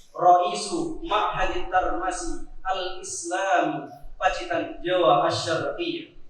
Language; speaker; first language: Arabic; non-native, fluent; Indonesian